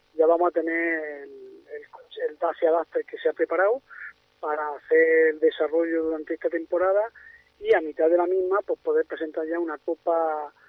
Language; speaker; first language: Spanish; native; Spanish